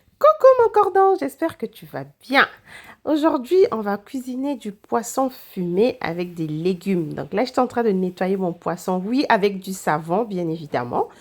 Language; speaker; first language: French; non-native, local second language; Lingala